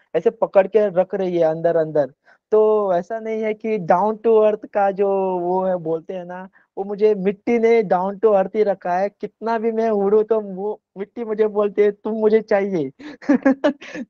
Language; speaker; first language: Hindi; non-native, local second language; Konkani